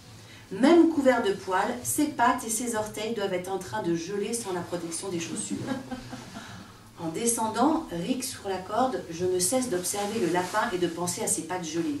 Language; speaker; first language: French; native; French